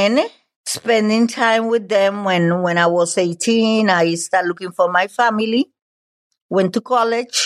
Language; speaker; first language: English; non-native, fluent; Spanish